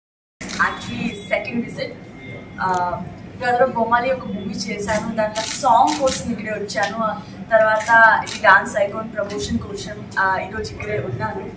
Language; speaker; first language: Telugu; non-native, fluent; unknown